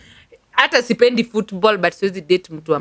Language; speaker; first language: Swahili; non-native, local second language; Kikuyu